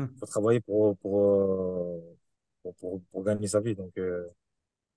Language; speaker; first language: French; native; French